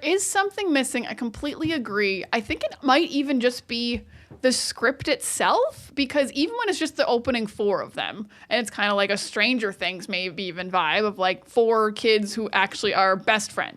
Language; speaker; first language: English; native; English